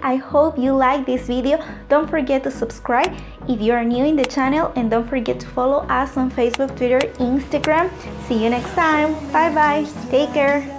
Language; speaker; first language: English; non-native, fluent; Spanish